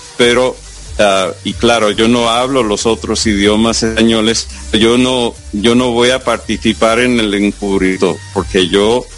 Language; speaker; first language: Spanish; non-native, fluent; English